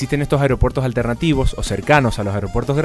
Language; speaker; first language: Spanish; native; Spanish